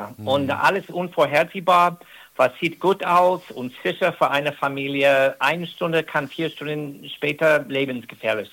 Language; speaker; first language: German; non-native, fluent; English